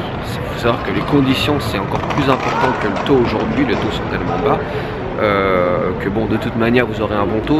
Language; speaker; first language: French; native; French